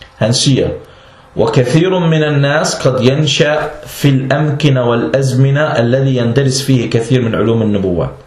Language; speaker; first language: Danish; non-native, fluent; Arabic